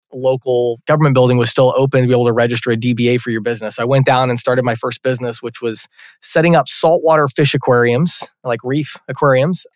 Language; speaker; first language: English; native; English